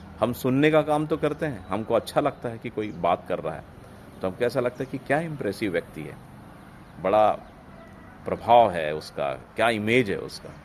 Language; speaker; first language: Hindi; native; Hindi